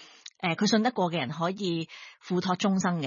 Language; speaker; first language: Cantonese; native; Cantonese